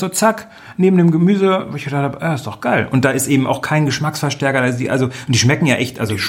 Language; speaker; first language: German; native; German